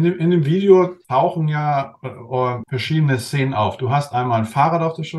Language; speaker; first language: German; native; German